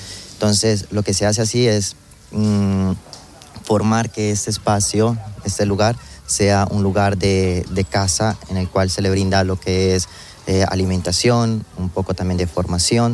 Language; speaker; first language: Spanish; native; Spanish